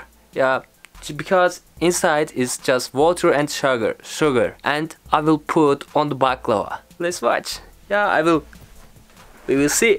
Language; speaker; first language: English; non-native, learner; Turkish